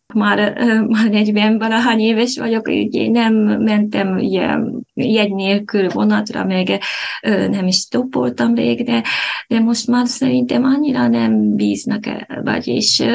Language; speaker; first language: Hungarian; non-native, fluent; Japanese